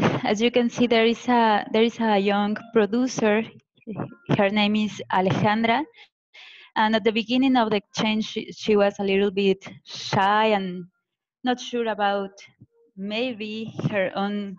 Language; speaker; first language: English; non-native, fluent; Spanish